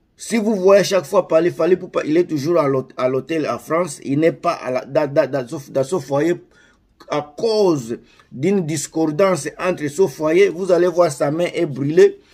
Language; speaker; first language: French; non-native, local second language; Lingala